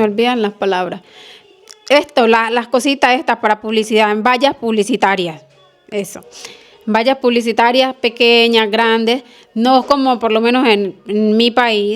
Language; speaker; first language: Spanish; native; Spanish